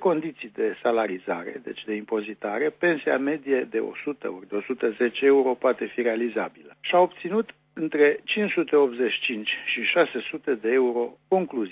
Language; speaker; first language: Romanian; native; Romanian